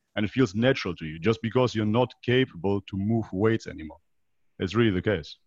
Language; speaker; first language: English; non-native, fluent; Macedonian